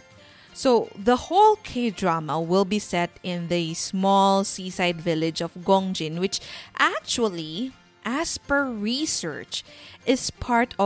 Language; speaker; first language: English; non-native, local second language; Bikol